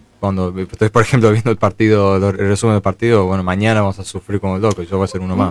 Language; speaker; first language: Spanish; early bilingual, heritage; Spanish